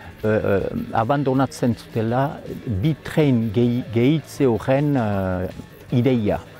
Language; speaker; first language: Basque; native; Basque